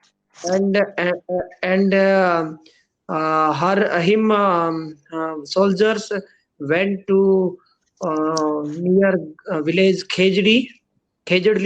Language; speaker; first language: English; non-native, learner; Rajasthani